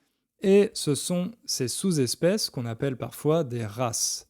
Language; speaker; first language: French; native; French